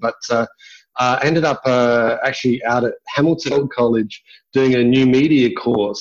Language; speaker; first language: English; native; English